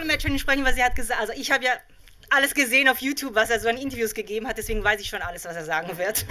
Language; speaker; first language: German; native; German